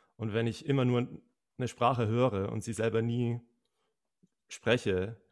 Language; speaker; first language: German; native; German